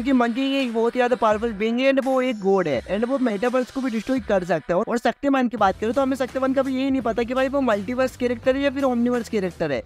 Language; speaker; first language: Hindi; native; Hindi